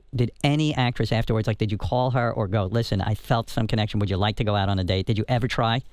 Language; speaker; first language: English; native; English